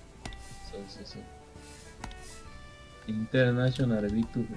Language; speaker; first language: Japanese; non-native, learner; Spanish